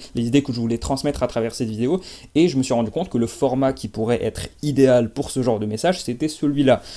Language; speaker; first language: French; non-native, local second language; Arabic